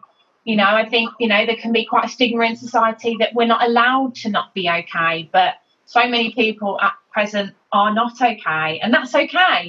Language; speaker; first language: English; native; English